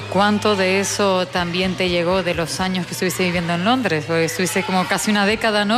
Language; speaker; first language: Spanish; native; Spanish